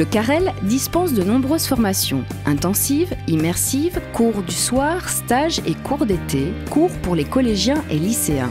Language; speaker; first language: French; native; French